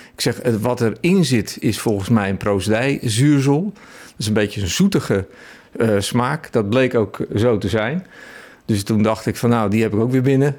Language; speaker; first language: Dutch; native; Dutch